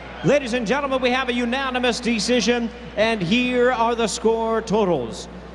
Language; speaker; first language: English; early bilingual, other home language; Spanish